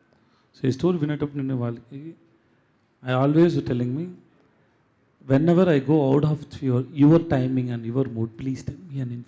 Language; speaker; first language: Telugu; non-native, learner; Tamil